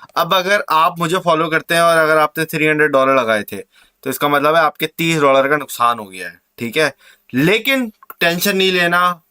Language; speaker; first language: Urdu; native; Urdu